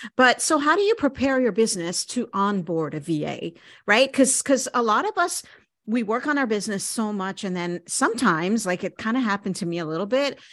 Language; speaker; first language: English; native; English